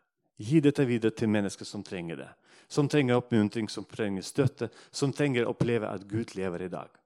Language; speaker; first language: Norwegian; non-native, fluent; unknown